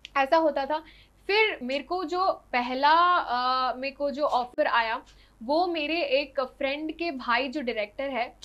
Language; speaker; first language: Hindi; non-native, local second language; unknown